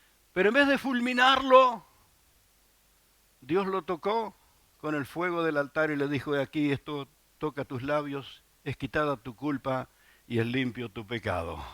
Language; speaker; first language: Spanish; native; Spanish